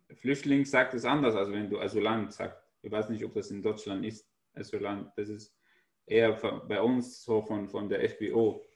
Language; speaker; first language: German; non-native, fluent; Arabic